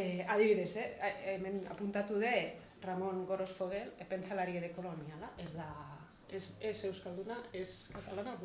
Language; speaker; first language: Basque; non-native, fluent; Catalan